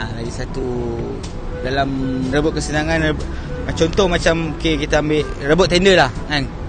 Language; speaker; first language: Malay; native; Malay